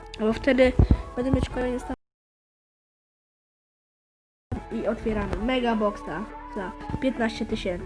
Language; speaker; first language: Polish; native; Polish